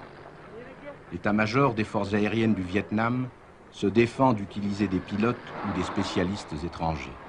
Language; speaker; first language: French; native; French